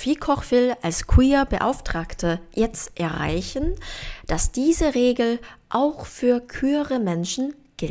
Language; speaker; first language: German; non-native, fluent; Korean